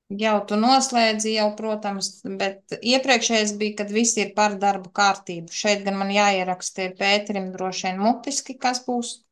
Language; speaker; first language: Latvian; native; Latvian